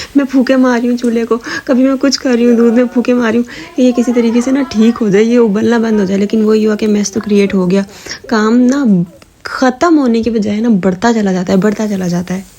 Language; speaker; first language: Urdu; native; Urdu